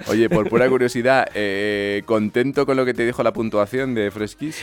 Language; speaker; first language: Spanish; native; Spanish